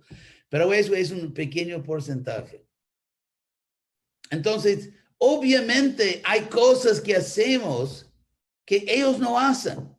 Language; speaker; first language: Spanish; non-native, fluent; English